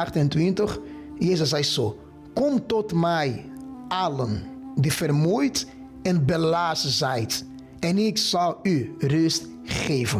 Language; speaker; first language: Dutch; non-native, fluent; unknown